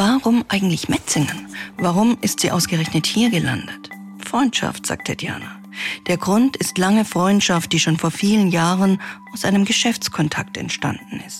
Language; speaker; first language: German; native; German